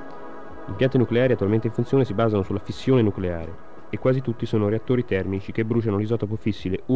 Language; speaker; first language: Italian; native; Italian